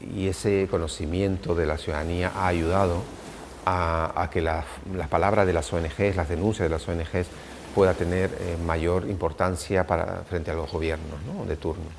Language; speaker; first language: Spanish; native; Spanish